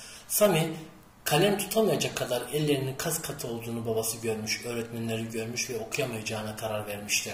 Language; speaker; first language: Turkish; native; Turkish